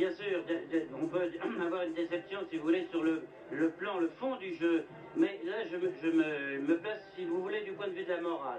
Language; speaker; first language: French; native; French